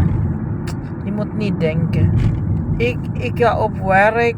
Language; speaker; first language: Dutch; non-native, learner; Filipino